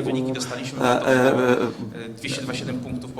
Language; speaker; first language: Polish; native; Polish